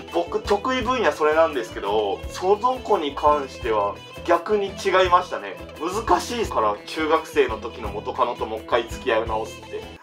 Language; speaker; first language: Japanese; native; Japanese